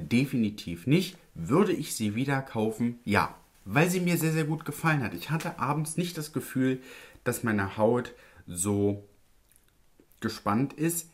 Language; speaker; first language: German; early bilingual, other home language; Italian